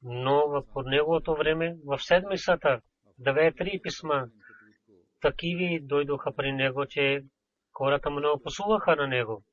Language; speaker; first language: Bulgarian; non-native, learner; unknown